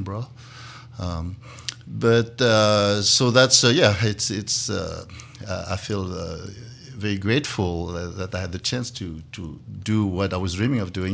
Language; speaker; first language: English; non-native, fluent; French